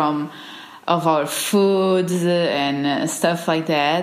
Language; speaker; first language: English; non-native, fluent; Portuguese